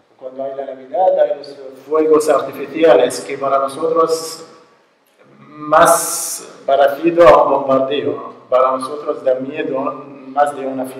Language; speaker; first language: Spanish; non-native, learner; Arabic